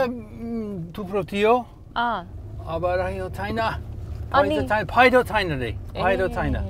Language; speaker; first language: Nepali; non-native, learner; English